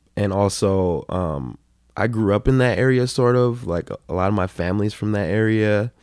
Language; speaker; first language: English; native; English